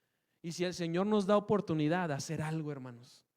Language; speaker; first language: Spanish; native; Spanish